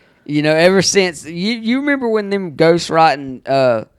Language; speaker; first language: English; native; English